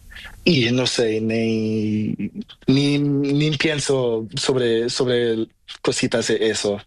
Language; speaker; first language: Spanish; non-native, learner; Portuguese